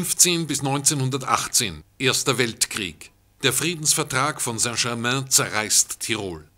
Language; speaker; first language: German; native; German